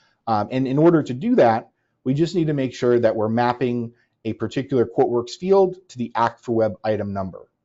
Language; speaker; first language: English; native; English